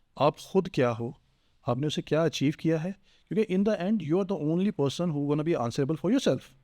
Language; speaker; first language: Urdu; native; Urdu